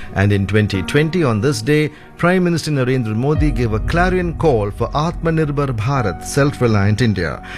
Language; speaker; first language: English; early bilingual, other home language; Hindi